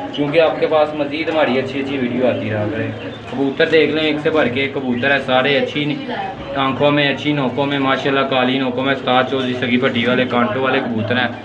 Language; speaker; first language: Urdu; native; Urdu